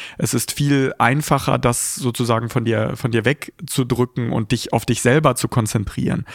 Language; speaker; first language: German; early bilingual, other home language; Russian